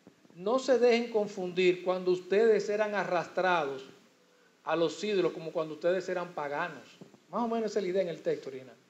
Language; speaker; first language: Spanish; native; Spanish